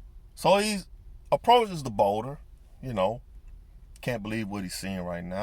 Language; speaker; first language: English; native; English